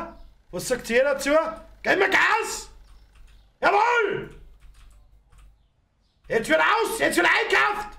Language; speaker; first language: German; native; German